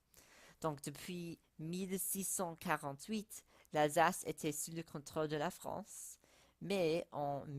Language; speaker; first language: French; non-native, learner; English